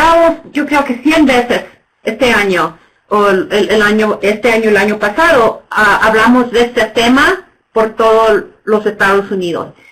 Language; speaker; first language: Spanish; non-native, fluent; English